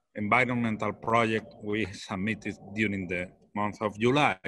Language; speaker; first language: English; non-native, fluent; Spanish